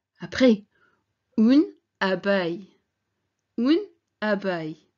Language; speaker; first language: French; non-native, fluent; English